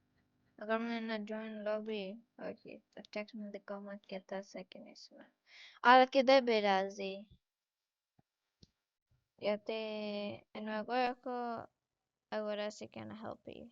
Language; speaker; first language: Greek; early bilingual, heritage; Greek